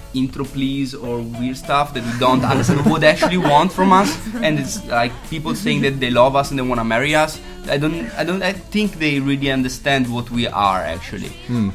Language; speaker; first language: English; non-native, fluent; Italian